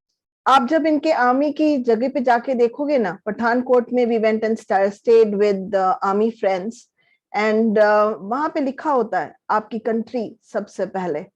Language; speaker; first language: Hindi; native; Hindi